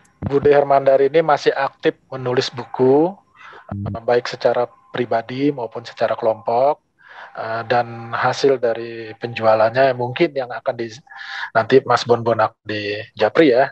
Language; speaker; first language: Indonesian; native; Indonesian